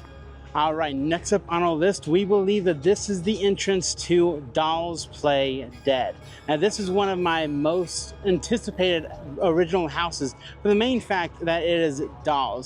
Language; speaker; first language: English; native; English